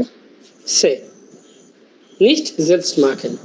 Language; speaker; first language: German; non-native, learner; Bangla